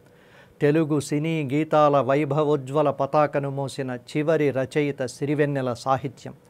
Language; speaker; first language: Telugu; native; Telugu